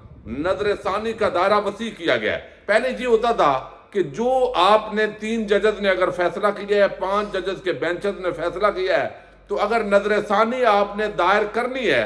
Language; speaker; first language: Urdu; native; Urdu